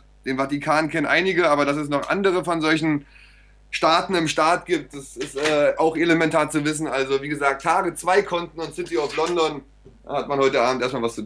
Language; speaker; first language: German; native; German